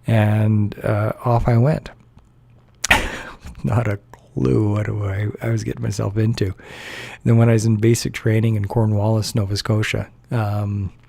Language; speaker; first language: English; native; English